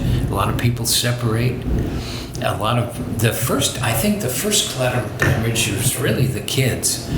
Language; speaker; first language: English; native; English